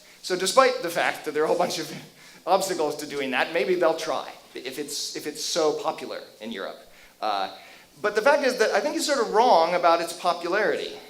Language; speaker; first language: English; native; English